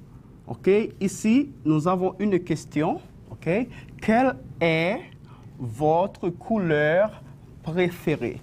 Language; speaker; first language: French; non-native, fluent; Spanish